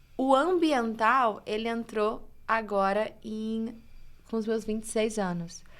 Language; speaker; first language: Portuguese; early bilingual, heritage; English